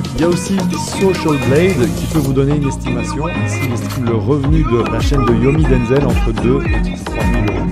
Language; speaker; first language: French; native; French